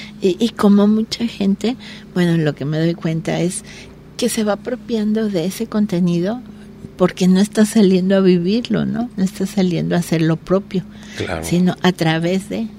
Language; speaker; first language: Spanish; native; Spanish